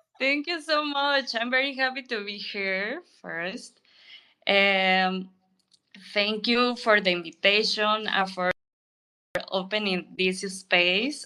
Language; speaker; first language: English; non-native, learner; Spanish